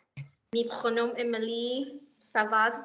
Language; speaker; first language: French; non-native, learner; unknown